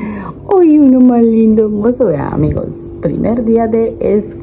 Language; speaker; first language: Spanish; native; Spanish